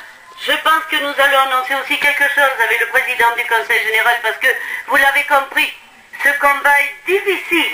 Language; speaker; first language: French; native; French